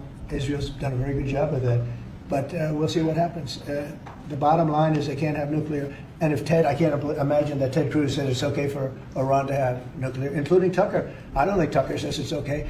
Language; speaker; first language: English; native; English